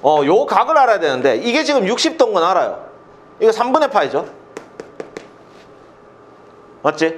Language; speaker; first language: Korean; native; Korean